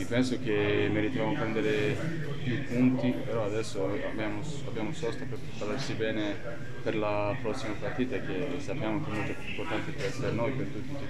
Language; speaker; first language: Italian; non-native, learner; Serbian